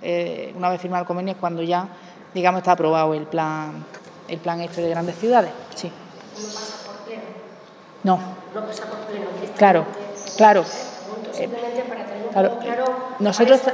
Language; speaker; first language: Spanish; native; Spanish